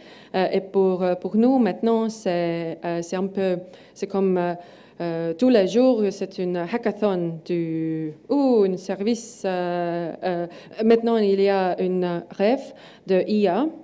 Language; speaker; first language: French; non-native, learner; Estonian